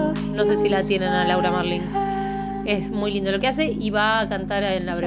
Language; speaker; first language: Spanish; native; Spanish